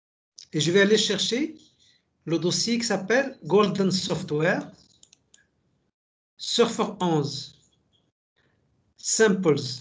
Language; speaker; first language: French; native; French